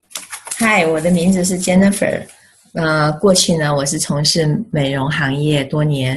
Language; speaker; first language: Chinese; native; Chinese